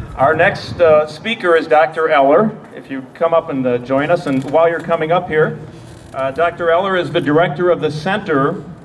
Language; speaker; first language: English; native; English